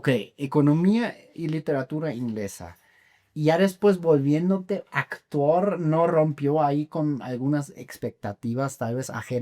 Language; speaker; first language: Spanish; non-native, fluent; German